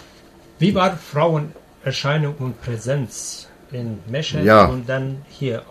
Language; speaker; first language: German; non-native, learner; Persian